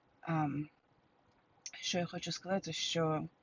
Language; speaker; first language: Ukrainian; early bilingual, heritage; Ukrainian